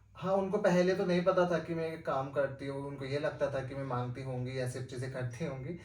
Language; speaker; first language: Hindi; non-native, local second language; Nepali